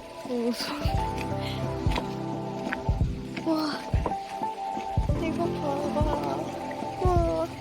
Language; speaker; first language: Korean; non-native, fluent; Japanese